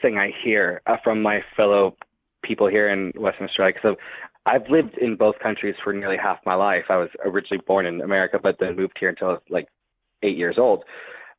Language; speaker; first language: English; native; English